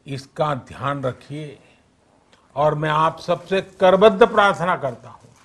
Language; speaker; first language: Hindi; non-native, local second language; Gujarati